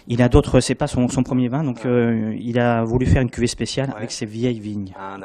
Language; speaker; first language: French; native; French